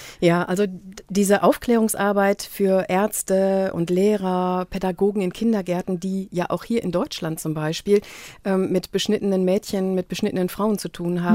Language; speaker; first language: German; native; German